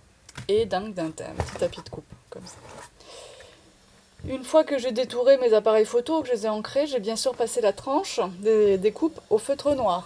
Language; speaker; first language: French; native; French